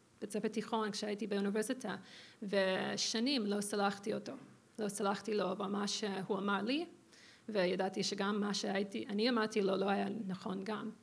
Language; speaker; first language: Hebrew; non-native, fluent; English